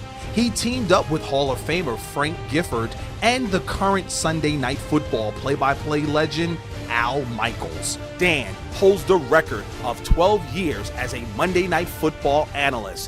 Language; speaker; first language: English; native; English